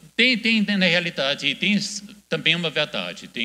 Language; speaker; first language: Portuguese; non-native, fluent; German